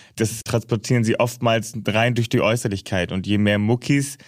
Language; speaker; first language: German; native; German